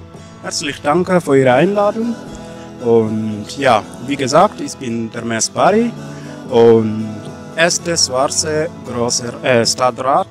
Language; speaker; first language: German; non-native, learner; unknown